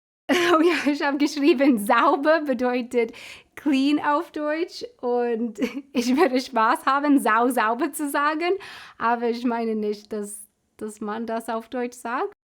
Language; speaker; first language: German; non-native, fluent; English